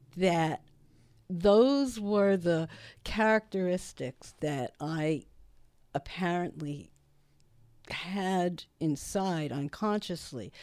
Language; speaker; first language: English; native; English